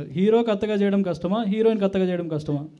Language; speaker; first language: Telugu; native; Telugu